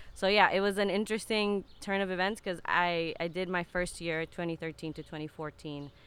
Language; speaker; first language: English; non-native, fluent; Spanish